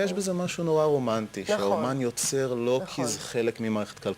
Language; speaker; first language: Hebrew; native; Hebrew